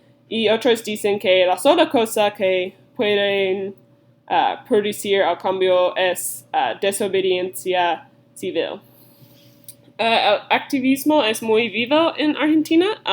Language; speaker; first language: Spanish; non-native, learner; English